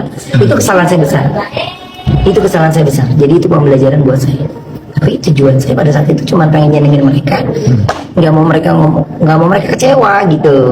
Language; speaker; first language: Indonesian; native; Indonesian